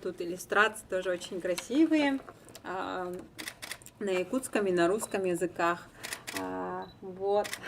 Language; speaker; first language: Russian; native; Russian